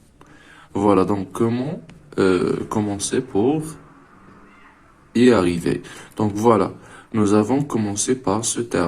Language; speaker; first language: French; non-native, local second language; Arabic